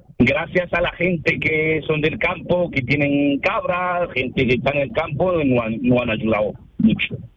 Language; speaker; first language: Spanish; early bilingual, other home language; Arabic